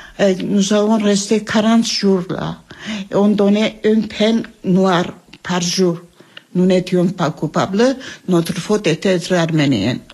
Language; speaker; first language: French; non-native, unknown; Armenian